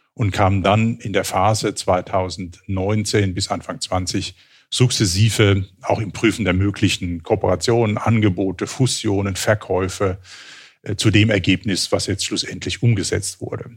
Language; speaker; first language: German; native; German